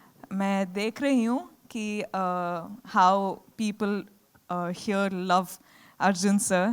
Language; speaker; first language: Hindi; non-native, local second language; Kannada